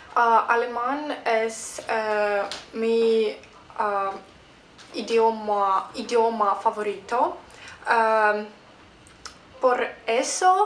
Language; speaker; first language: Spanish; non-native, learner; Russian